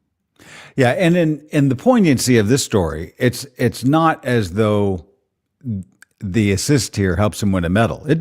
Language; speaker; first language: English; native; English